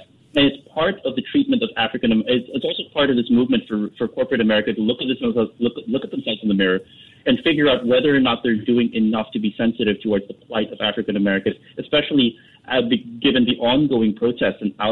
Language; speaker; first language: English; non-native, local second language; Filipino